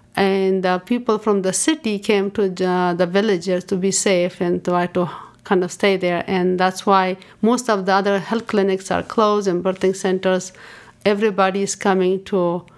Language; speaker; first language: English; non-native, fluent; Persian